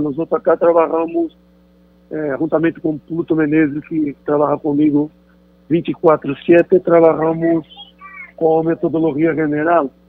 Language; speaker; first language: Spanish; non-native, fluent; Portuguese